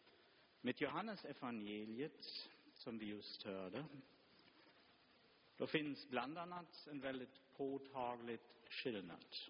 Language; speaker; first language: Swedish; non-native, fluent; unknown